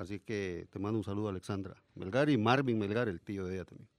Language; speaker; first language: Spanish; native; Spanish